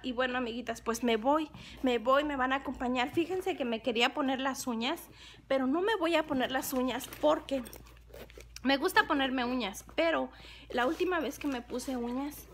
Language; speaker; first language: Spanish; native; Spanish